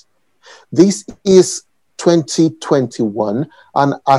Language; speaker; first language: English; non-native, local second language; Yoruba